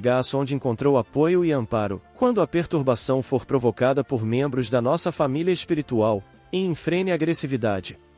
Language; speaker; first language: Portuguese; native; Portuguese